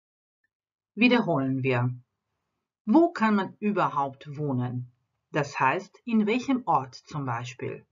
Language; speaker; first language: German; non-native, fluent; Croatian